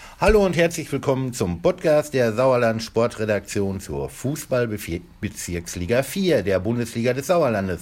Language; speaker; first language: German; native; German